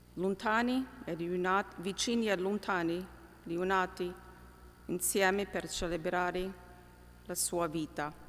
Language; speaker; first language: Italian; early bilingual, heritage; Italian